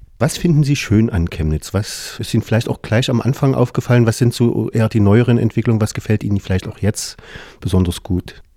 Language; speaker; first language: German; native; German